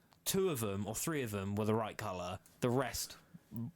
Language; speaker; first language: English; native; English